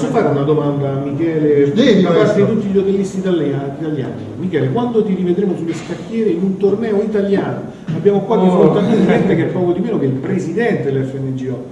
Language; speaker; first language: Italian; native; Italian